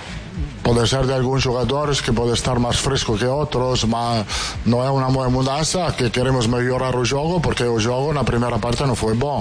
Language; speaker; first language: Portuguese; non-native, fluent; Italian